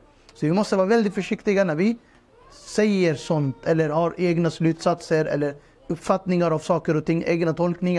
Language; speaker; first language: Swedish; non-native, fluent; Urdu